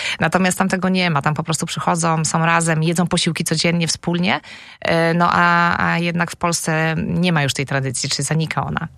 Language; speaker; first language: Polish; native; Polish